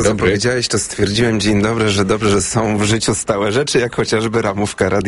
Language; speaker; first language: Polish; native; Polish